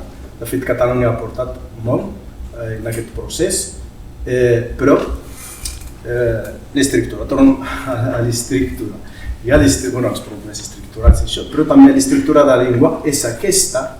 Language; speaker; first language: Catalan; non-native, fluent; Berber languages